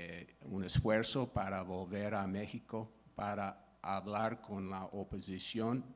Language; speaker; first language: Spanish; non-native, fluent; English